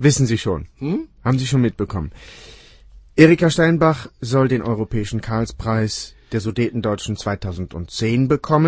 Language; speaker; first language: German; native; German